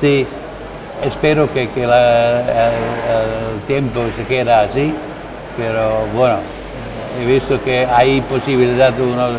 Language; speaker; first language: Spanish; non-native, learner; Dutch